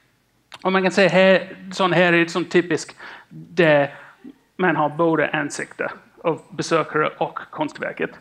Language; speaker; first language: Swedish; non-native, fluent; English